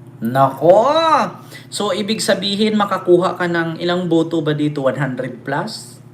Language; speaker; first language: Filipino; non-native, local second language; Cebuano